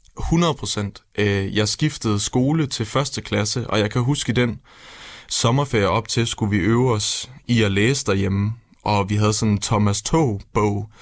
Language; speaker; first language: Danish; native; Danish